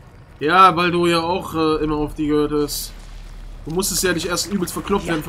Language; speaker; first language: German; native; German